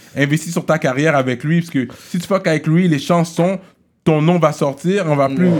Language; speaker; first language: French; native; French